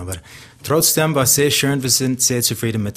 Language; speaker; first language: German; non-native, learner; English